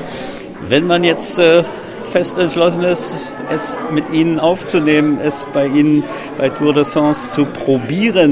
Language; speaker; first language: German; native; German